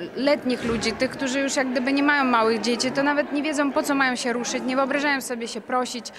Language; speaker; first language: Polish; non-native, fluent; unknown